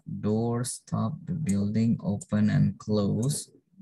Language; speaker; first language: English; non-native, fluent; Indonesian